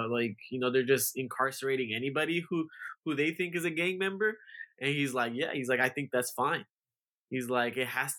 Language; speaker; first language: English; native; English